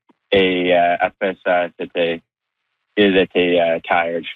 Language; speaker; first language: French; non-native, learner; English